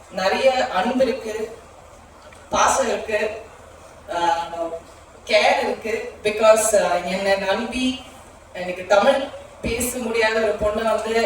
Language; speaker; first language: Tamil; non-native, local second language; Malayalam